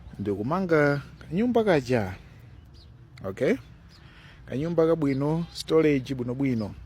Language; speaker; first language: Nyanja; native; Nyanja